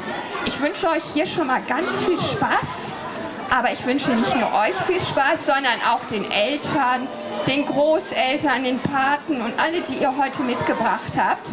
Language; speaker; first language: German; native; German